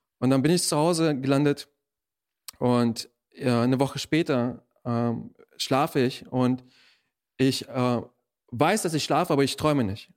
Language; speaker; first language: German; early bilingual, other home language; Russian